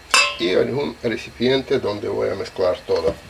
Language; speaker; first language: Spanish; non-native, learner; Russian